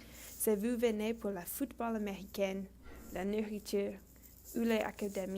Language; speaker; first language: French; non-native, learner; English